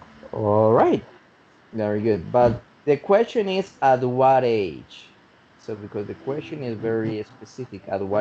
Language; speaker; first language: English; non-native, fluent; Spanish